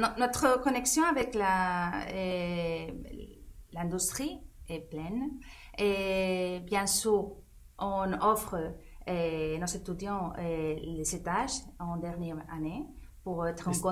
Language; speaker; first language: French; non-native, fluent; Spanish